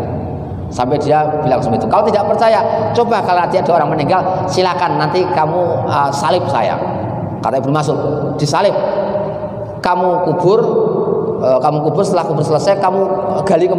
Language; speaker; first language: Indonesian; native; Indonesian